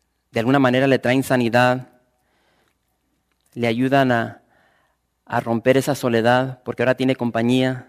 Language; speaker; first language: Spanish; native; Spanish